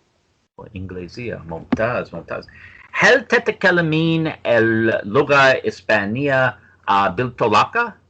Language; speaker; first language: Arabic; non-native, fluent; English